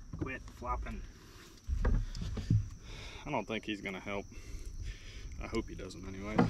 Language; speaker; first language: English; native; English